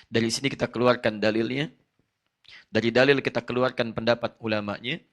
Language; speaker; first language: Indonesian; native; Indonesian